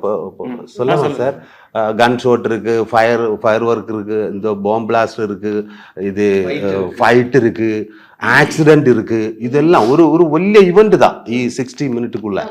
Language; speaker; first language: Tamil; non-native, learner; Malayalam